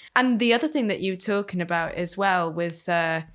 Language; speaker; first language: English; native; English